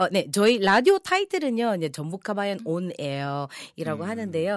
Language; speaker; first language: Korean; non-native, fluent; Filipino